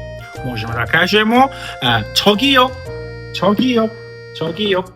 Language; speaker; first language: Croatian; non-native, fluent; Korean